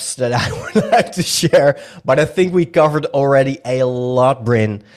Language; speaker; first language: English; non-native, fluent; Dutch